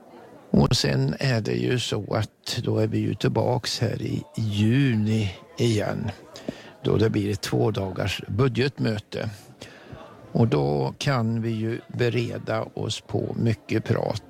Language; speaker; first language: Swedish; native; Swedish